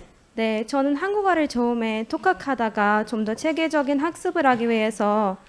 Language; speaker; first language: Korean; non-native, fluent; Arabic